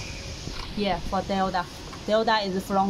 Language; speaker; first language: English; non-native, learner; Chinese